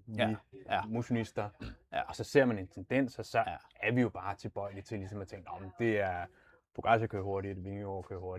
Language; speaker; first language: Danish; native; Danish